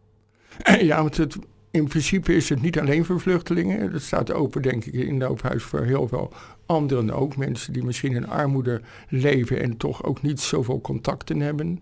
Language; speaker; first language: Dutch; native; Dutch